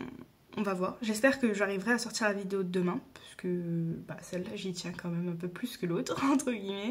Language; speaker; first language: French; native; French